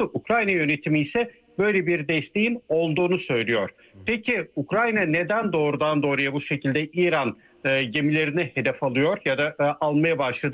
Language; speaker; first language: Turkish; native; Turkish